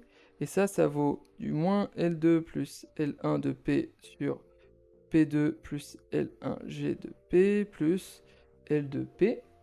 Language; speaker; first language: French; native; French